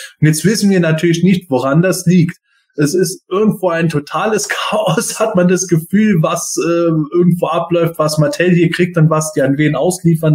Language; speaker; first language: German; native; German